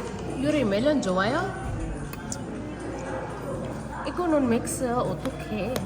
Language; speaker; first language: Korean; non-native, learner; Filipino